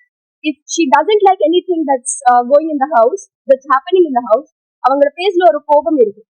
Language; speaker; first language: Tamil; non-native, fluent; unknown